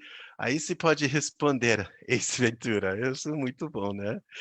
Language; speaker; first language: Portuguese; non-native, fluent; English